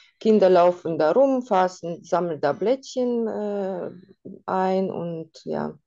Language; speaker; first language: German; non-native, fluent; Russian